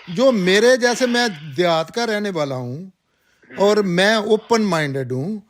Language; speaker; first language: Urdu; non-native, local second language; Punjabi